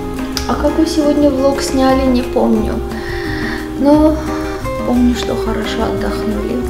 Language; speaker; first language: Russian; non-native, fluent; Armenian